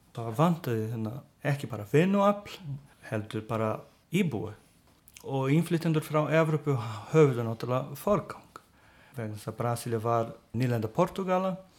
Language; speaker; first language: Icelandic; non-native, fluent; Portuguese